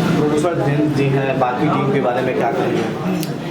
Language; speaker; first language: Hindi; native; Hindi